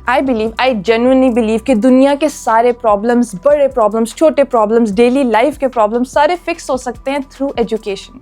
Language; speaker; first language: Urdu; native; Urdu